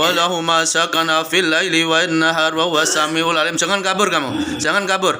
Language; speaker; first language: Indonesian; native; Indonesian